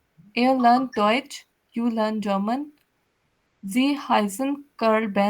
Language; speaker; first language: German; non-native, learner; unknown